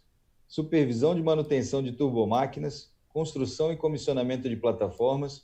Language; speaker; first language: Portuguese; native; Portuguese